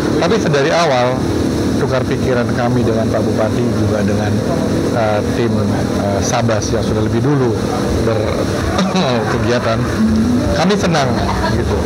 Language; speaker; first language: Indonesian; native; Indonesian